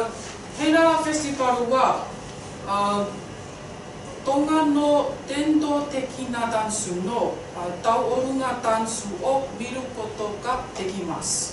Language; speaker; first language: Japanese; non-native, learner; Tongan